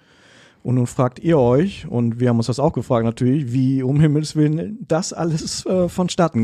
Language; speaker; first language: German; native; German